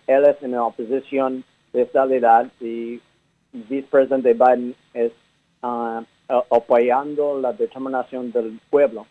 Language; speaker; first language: Spanish; early bilingual, heritage; English